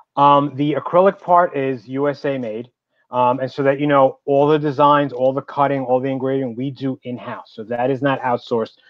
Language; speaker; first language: English; native; English